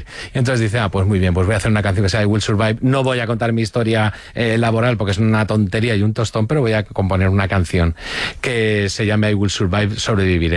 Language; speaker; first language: Spanish; native; Spanish